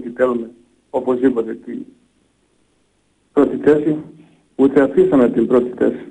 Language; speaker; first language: Greek; non-native, fluent; Bosnian